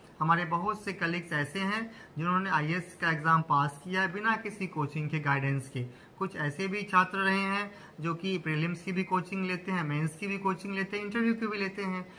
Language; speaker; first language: Hindi; native; Hindi